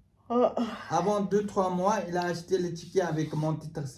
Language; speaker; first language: French; non-native, learner; Tibetan